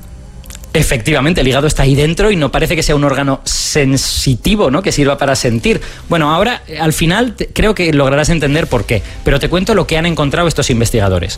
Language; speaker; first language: Spanish; native; Spanish